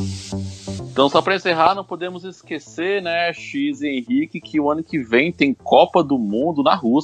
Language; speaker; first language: Portuguese; native; Portuguese